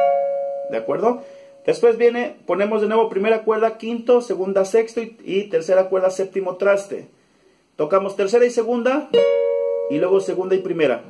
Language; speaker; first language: Spanish; native; Spanish